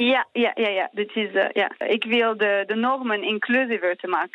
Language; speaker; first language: Dutch; non-native, learner; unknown